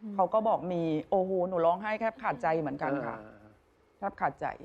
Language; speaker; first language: Thai; native; Thai